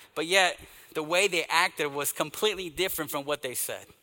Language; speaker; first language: English; native; English